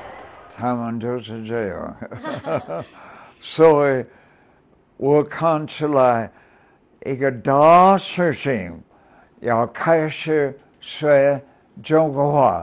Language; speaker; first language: Chinese; non-native, fluent; English